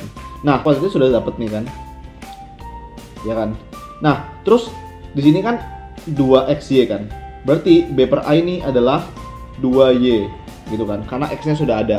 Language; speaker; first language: Indonesian; native; Indonesian